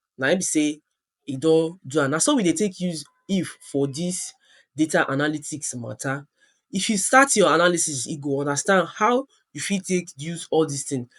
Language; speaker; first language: Nigerian Pidgin; non-native, local second language; Yoruba